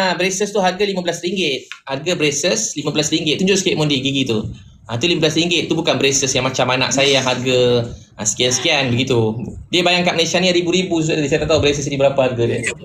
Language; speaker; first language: Malay; native; Malay